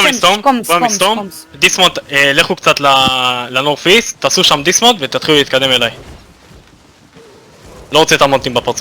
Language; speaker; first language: Hebrew; native; Hebrew